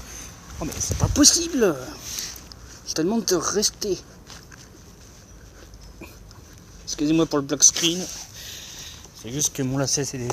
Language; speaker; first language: French; native; French